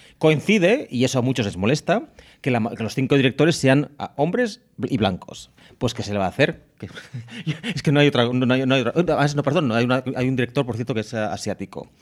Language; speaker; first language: Spanish; native; Spanish